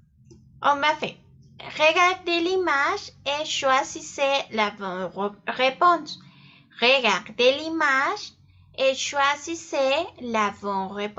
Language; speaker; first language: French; non-native, fluent; Spanish